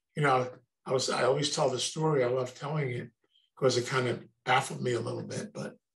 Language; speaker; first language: English; native; English